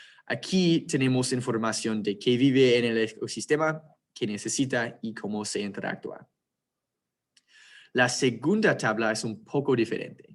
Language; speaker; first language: Spanish; non-native, fluent; English